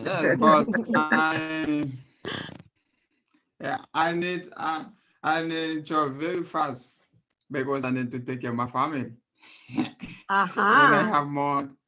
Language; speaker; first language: English; non-native, learner; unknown